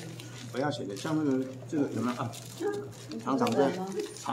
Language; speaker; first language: Chinese; native; Chinese